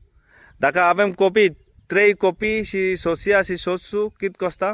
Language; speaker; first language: Romanian; non-native, learner; Bangla